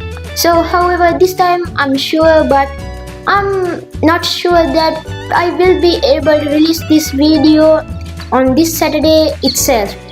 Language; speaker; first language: English; non-native, local second language; Sinhala